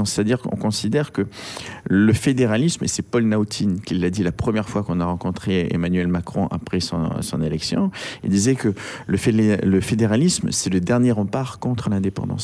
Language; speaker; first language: French; native; French